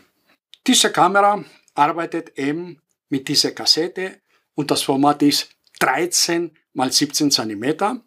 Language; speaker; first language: German; non-native, fluent; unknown